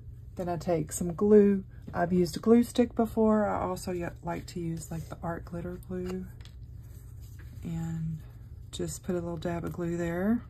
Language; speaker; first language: English; native; English